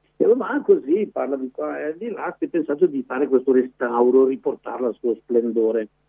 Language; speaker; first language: Italian; native; Italian